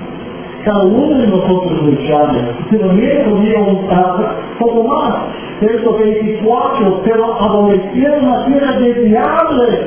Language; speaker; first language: Spanish; non-native, fluent; English